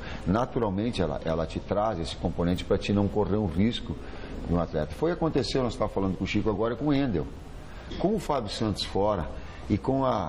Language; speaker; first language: Portuguese; native; Portuguese